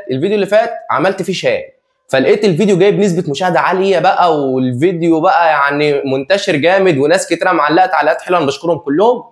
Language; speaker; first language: Arabic; native; Arabic